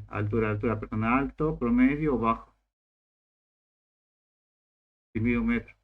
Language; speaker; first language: Spanish; native; Spanish